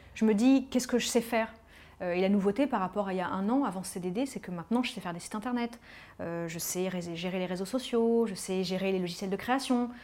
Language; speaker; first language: French; native; French